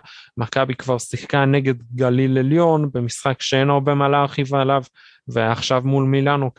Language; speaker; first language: Hebrew; native; Hebrew